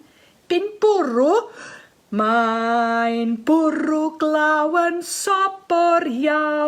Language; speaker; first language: Welsh; native; Welsh